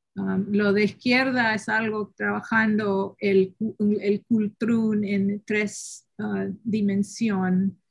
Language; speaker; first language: Spanish; early bilingual, heritage; Spanish